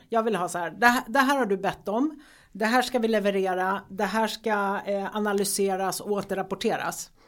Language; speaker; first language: Swedish; early bilingual, other home language; Greek